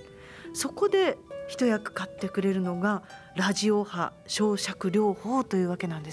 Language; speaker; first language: Japanese; native; Japanese